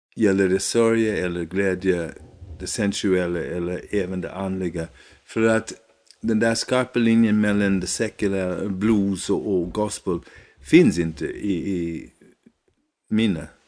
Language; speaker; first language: Swedish; non-native, fluent; English